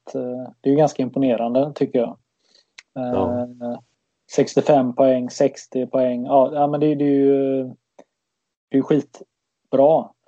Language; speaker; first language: Swedish; native; Swedish